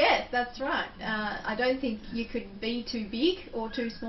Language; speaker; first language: English; native; English